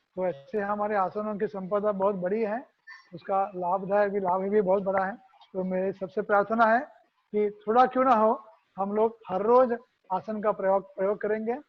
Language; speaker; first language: Hindi; non-native, local second language; Marathi